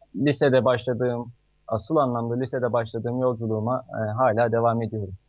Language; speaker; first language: Turkish; native; Turkish